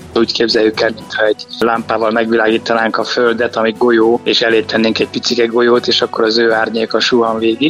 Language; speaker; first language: Hungarian; native; Hungarian